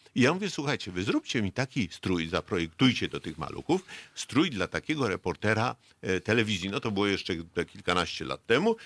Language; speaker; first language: Polish; native; Polish